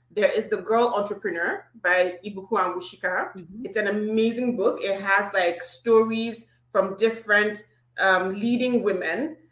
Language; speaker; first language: English; non-native, local second language; Igbo